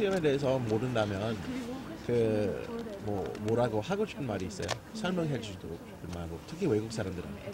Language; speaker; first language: Korean; non-native, learner; English